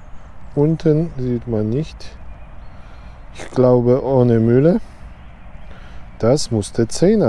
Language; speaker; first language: German; non-native, learner; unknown